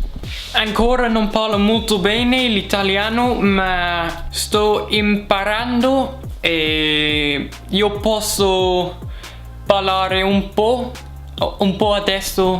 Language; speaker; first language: Italian; non-native, learner; English